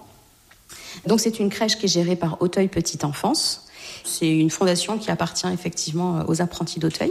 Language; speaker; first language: French; native; French